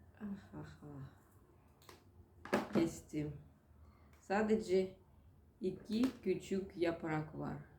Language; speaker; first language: Turkish; non-native, learner; Russian